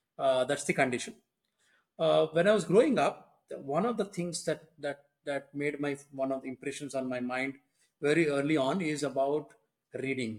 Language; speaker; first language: English; non-native, local second language; Telugu